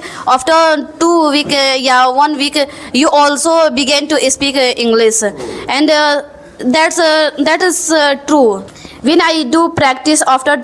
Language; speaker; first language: English; non-native, learner; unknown